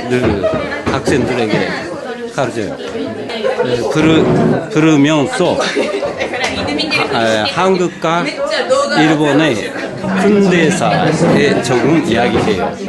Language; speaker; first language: Korean; non-native, fluent; Japanese